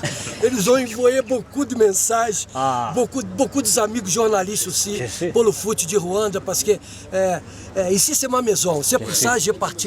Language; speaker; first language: French; non-native, fluent; Portuguese